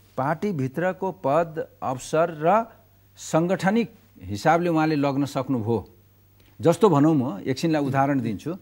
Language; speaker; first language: Nepali; native; Nepali